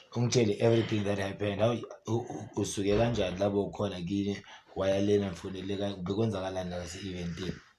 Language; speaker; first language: Zulu; native; Zulu